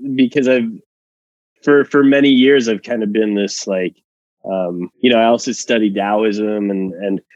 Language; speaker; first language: English; non-native, fluent; Spanish